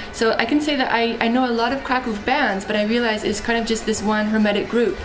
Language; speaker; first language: English; native; English